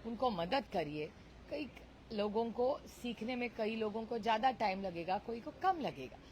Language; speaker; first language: Hindi; non-native, local second language; Marathi